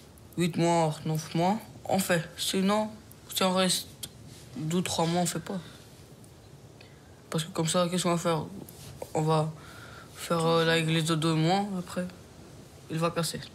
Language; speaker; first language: French; early bilingual, other home language; Romanian